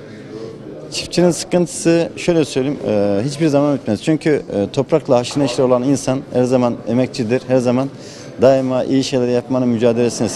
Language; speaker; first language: Turkish; native; Turkish